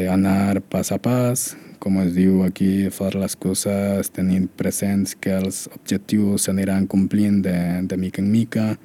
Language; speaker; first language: Catalan; non-native, learner; Spanish